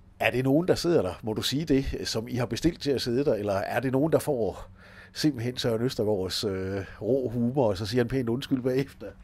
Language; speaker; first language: Danish; native; Danish